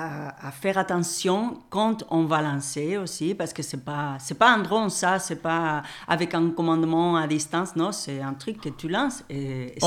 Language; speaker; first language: French; non-native, fluent; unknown